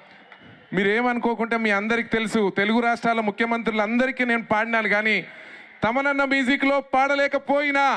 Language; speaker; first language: Telugu; native; Telugu